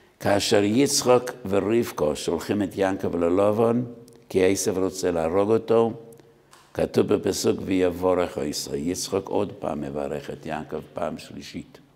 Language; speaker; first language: Hebrew; non-native, fluent; Yiddish